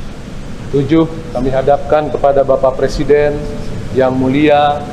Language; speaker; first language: Indonesian; native; Indonesian